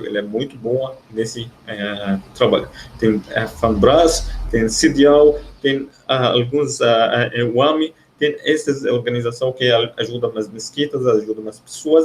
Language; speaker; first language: Portuguese; non-native, fluent; Arabic